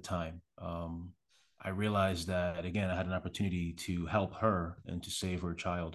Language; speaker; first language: English; early bilingual, other home language; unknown